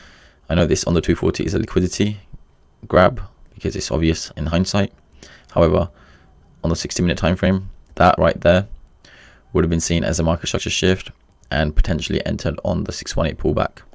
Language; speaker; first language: English; native; English